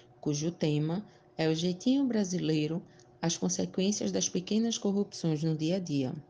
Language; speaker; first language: Portuguese; native; Portuguese